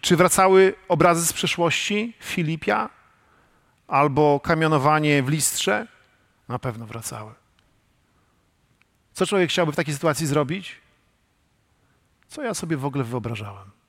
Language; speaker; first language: Polish; native; Polish